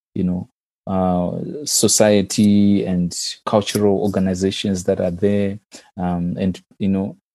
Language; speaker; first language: English; non-native, local second language; Shona